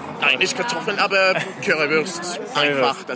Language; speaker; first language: German; non-native, learner; Norwegian